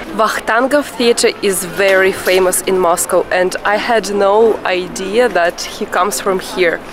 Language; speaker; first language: English; non-native, fluent; Russian